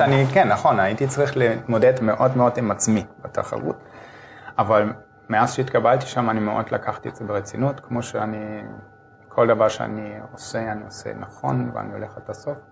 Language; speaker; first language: Hebrew; non-native, fluent; German